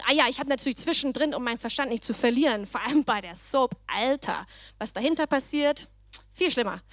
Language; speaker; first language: German; non-native, fluent; Danish